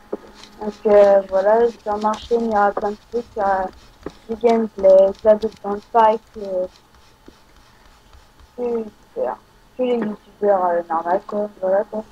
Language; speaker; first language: French; native; French